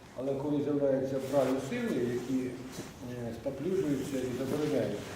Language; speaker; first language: Ukrainian; native; Ukrainian